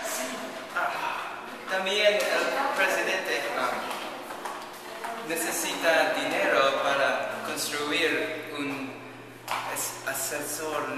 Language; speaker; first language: Spanish; non-native, learner; English